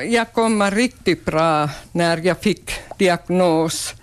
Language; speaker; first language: Swedish; non-native, local second language; Finnish